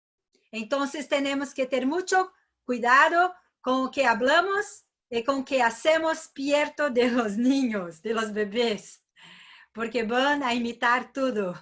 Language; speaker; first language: Spanish; non-native, learner; Portuguese